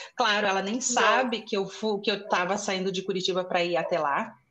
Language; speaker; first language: Portuguese; native; Portuguese